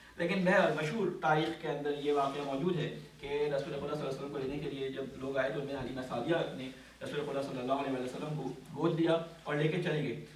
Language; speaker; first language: Urdu; native; Urdu